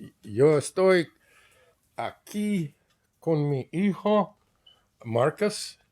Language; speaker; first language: Spanish; non-native, learner; English